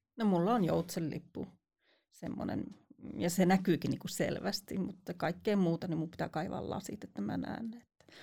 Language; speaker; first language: Finnish; native; Finnish